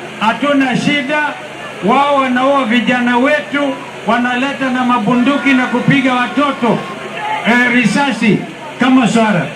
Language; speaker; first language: Swahili; non-native, local second language; Kamba